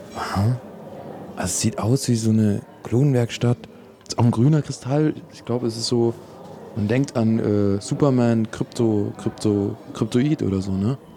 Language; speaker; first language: German; native; German